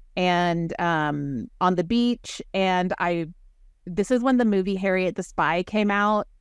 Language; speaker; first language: English; native; English